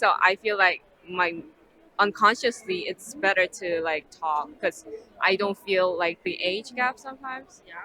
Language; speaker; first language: English; non-native, fluent; Korean